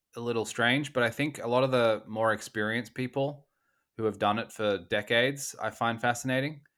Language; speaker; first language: English; native; English